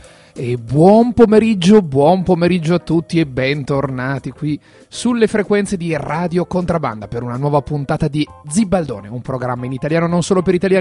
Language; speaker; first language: Italian; native; Italian